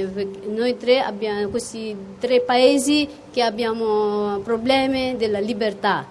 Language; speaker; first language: Italian; non-native, fluent; Tibetan